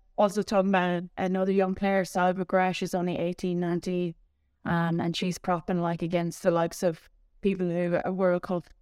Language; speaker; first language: English; native; English